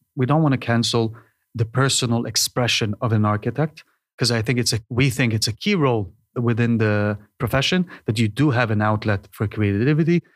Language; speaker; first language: English; non-native, fluent; Hebrew